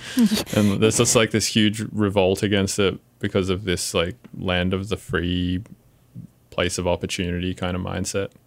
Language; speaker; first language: English; native; English